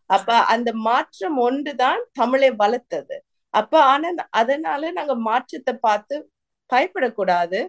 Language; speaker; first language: Tamil; early bilingual, heritage; Tamil